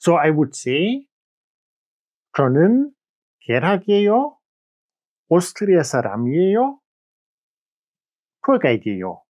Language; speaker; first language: Korean; non-native, learner; German